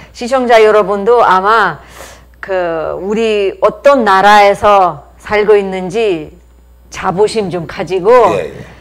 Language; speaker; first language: Korean; non-native, fluent; Russian